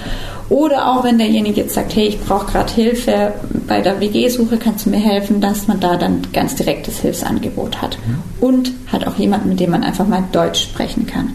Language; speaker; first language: German; native; German